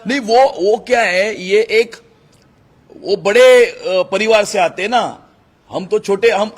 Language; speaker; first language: Hindi; non-native, local second language; Marathi